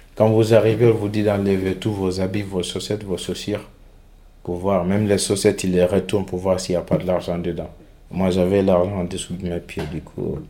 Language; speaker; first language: French; non-native, local second language; Fula